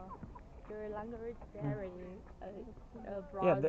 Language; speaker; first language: English; non-native, learner; Chinese